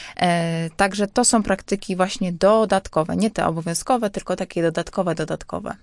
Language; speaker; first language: Polish; native; Polish